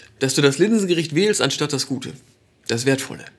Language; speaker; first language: German; native; German